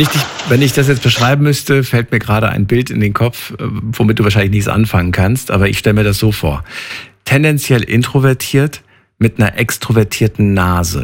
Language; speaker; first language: German; native; German